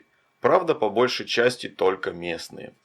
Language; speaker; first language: Russian; native; Russian